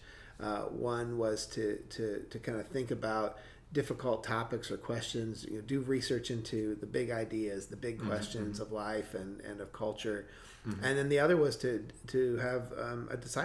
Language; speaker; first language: English; native; English